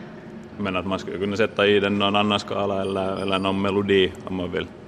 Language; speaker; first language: Swedish; native; Swedish